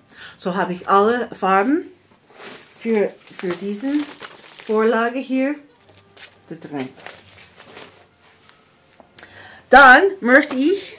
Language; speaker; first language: German; non-native, fluent; English